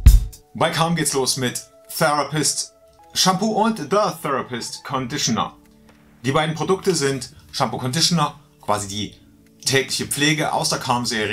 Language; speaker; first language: German; native; German